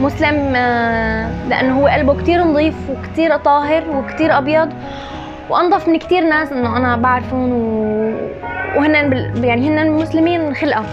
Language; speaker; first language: Arabic; native; Arabic